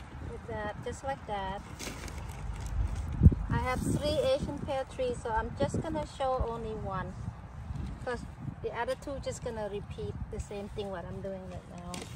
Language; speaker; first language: English; non-native, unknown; Khmer